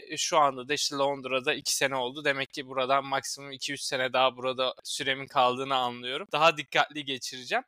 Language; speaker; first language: Turkish; native; Turkish